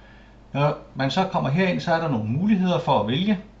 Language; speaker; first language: Danish; native; Danish